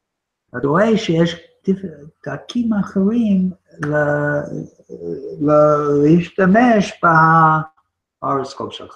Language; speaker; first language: Hebrew; non-native, fluent; English